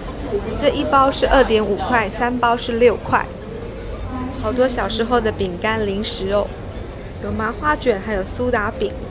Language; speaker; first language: Chinese; native; Chinese